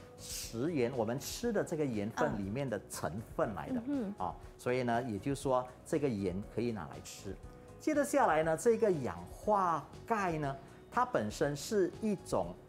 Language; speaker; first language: Chinese; native; Chinese